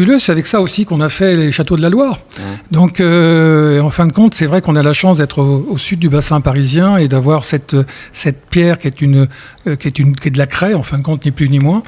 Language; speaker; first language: French; native; French